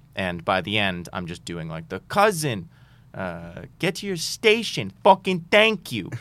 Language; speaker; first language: English; native; English